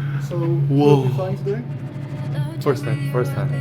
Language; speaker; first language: English; non-native, learner; Korean